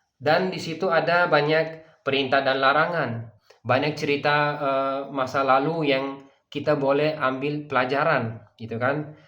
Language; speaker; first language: Indonesian; non-native, fluent; Persian